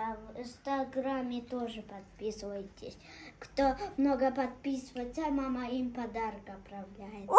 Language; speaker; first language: Russian; early bilingual, other home language; Tajik